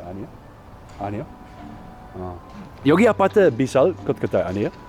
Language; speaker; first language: Korean; non-native, learner; Dutch